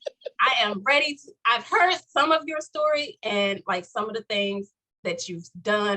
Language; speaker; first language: English; native; English